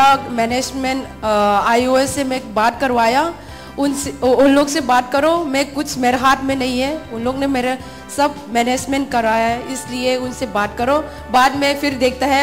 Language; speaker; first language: Hindi; non-native, local second language; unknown